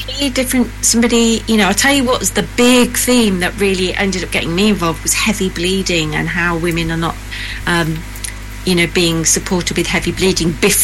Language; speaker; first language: English; native; English